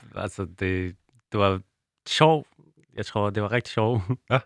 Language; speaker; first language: Danish; non-native, learner; Persian